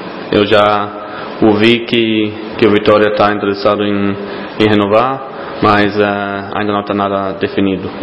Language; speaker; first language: Portuguese; non-native, fluent; German